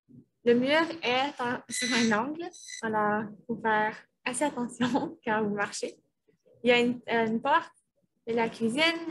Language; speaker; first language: French; native; French